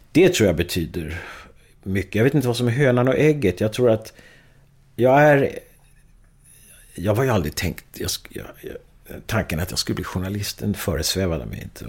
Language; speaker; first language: Swedish; early bilingual, other home language; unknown